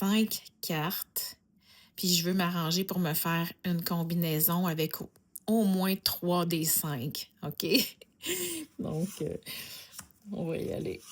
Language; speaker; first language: French; native; French